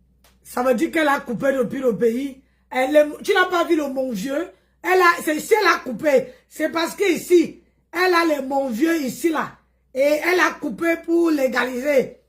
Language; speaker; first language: French; non-native, local second language; Lingala